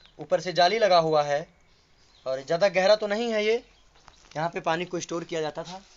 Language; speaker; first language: Hindi; native; Hindi